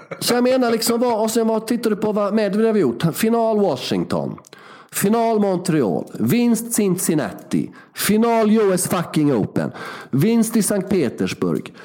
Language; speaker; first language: Swedish; early bilingual, other home language; Bosnian